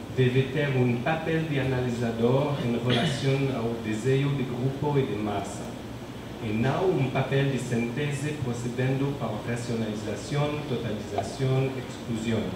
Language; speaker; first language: Portuguese; non-native, learner; French